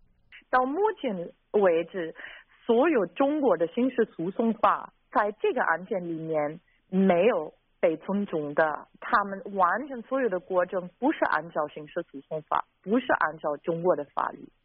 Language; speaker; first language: Chinese; non-native, fluent; German